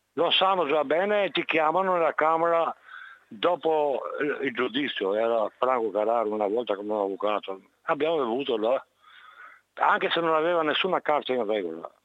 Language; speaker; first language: Italian; non-native, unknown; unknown